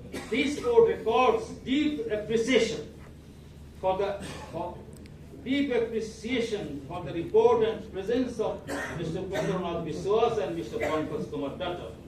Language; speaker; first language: English; non-native, local second language; Bangla